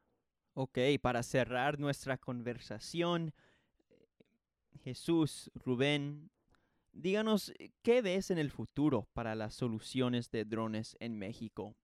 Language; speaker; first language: Spanish; non-native, fluent; English